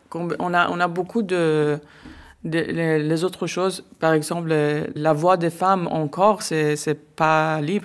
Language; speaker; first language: French; non-native, learner; Persian